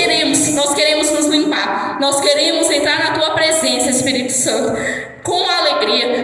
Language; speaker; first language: Portuguese; native; Portuguese